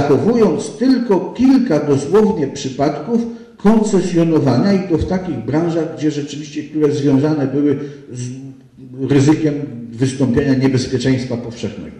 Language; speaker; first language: Polish; native; Polish